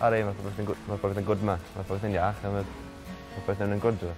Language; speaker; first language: Welsh; native; Welsh